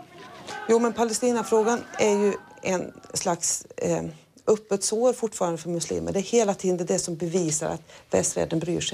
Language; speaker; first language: Swedish; native; Swedish